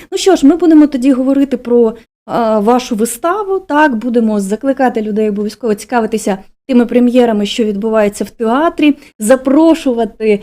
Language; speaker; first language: Ukrainian; native; Ukrainian